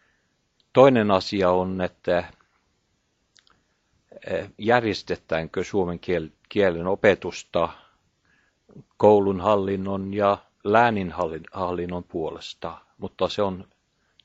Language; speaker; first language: Finnish; non-native, fluent; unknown